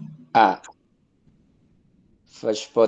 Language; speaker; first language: German; non-native, learner; Spanish